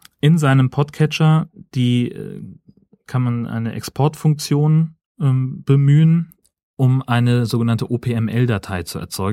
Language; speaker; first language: German; native; German